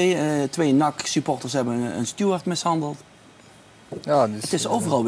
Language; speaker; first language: Dutch; native; Dutch